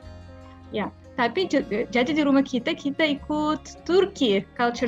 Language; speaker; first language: Indonesian; non-native, fluent; Russian